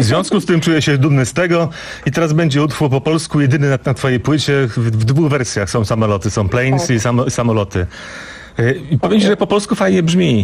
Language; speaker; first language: Polish; native; Polish